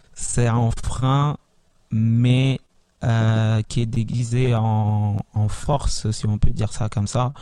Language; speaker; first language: French; early bilingual, other home language; Italian